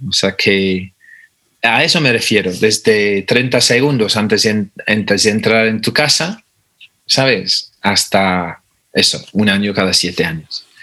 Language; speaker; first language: Spanish; non-native, fluent; English